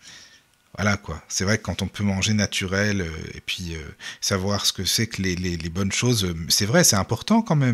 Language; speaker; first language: French; native; French